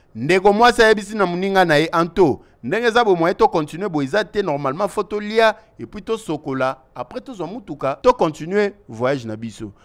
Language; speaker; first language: Lingala; non-native, local second language; Kituba (Democratic Republic of Congo)